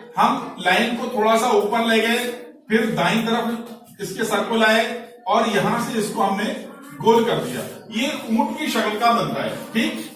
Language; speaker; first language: Hindi; native; Hindi